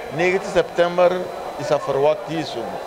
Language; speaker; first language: Dutch; non-native, local second language; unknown